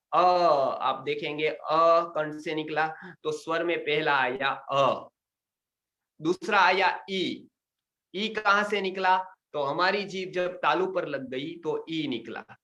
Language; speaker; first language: Hindi; non-native, local second language; Gujarati